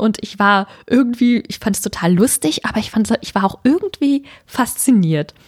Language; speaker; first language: German; native; German